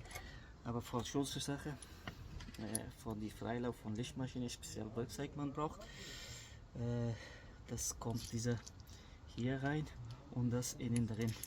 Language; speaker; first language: German; non-native, learner; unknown